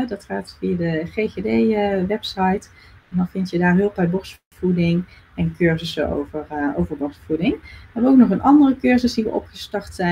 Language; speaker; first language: Dutch; native; Dutch